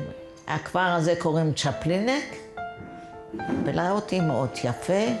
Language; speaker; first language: Hebrew; non-native, fluent; Yiddish